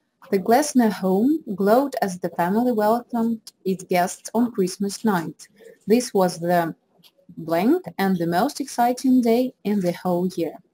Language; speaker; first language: English; non-native, fluent; Russian